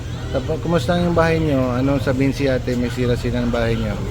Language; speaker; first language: Filipino; non-native, local second language; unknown